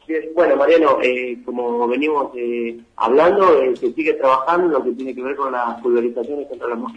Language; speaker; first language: Spanish; native; Spanish